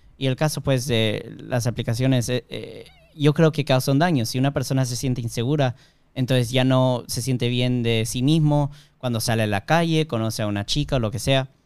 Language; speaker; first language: Spanish; early bilingual, heritage; Spanish